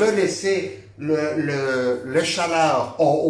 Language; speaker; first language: French; non-native, fluent; Spanish